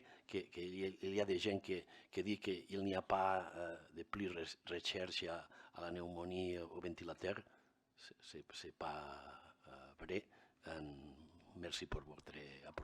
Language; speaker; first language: French; non-native, learner; Catalan